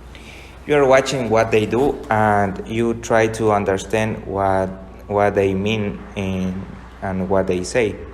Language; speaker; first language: English; non-native, learner; Spanish